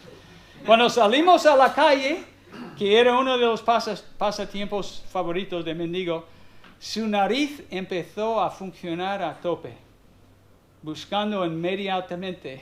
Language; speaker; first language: Spanish; non-native, fluent; English